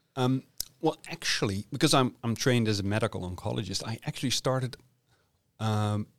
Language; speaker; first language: English; non-native, fluent; Dutch